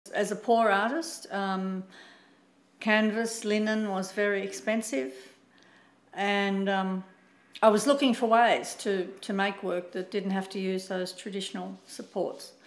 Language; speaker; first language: English; native; English